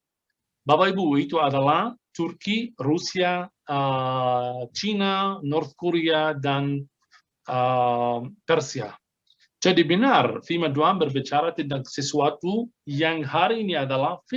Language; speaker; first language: Indonesian; non-native, fluent; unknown